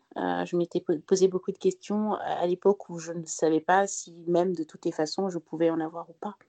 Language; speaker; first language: French; native; French